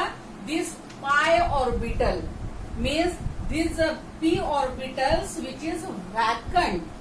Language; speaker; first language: English; non-native, local second language; Marathi